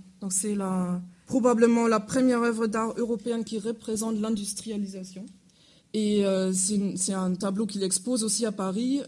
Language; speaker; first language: French; non-native, fluent; German